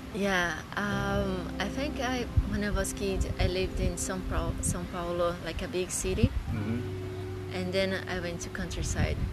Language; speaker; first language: English; non-native, learner; Portuguese